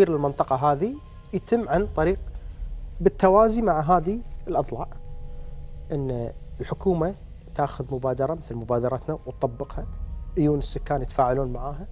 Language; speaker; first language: Arabic; native; Arabic